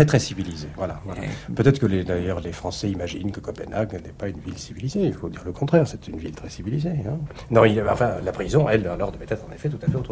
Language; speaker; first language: French; native; French